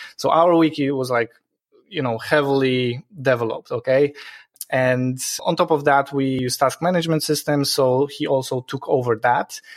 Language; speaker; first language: English; non-native, fluent; Polish